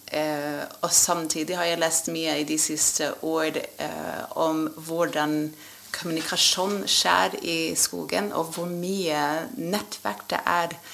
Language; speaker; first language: Norwegian; non-native, fluent; English